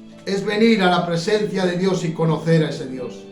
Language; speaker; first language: Spanish; native; Spanish